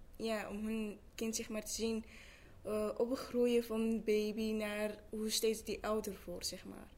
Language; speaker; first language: Dutch; early bilingual, other home language; Arabic